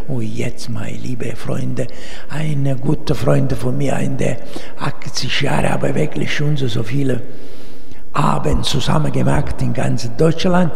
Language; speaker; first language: German; non-native, learner; Italian